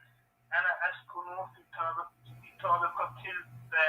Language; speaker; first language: Arabic; non-native, learner; English